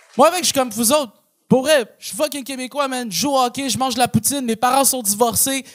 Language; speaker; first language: French; native; French